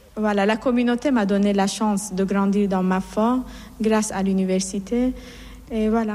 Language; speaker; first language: French; non-native, fluent; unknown